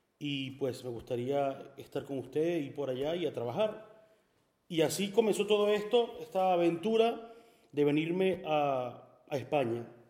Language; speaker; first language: Spanish; native; Spanish